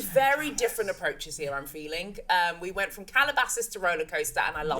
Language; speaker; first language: English; native; English